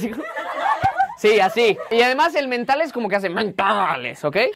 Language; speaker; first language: Spanish; native; Spanish